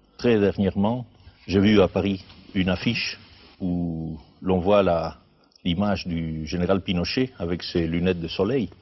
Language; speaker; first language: French; non-native, fluent; Spanish